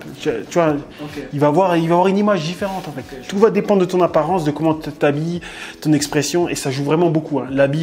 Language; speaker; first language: French; native; French